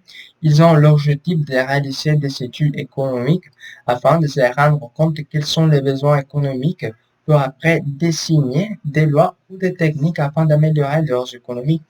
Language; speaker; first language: French; non-native, learner; Spanish